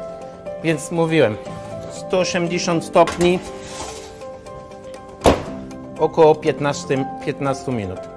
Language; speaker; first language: Polish; non-native, learner; French